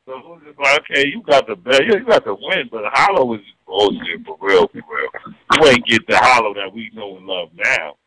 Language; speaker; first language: English; native; English